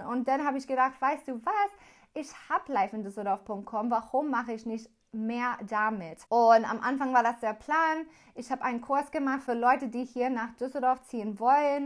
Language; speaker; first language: German; non-native, learner; English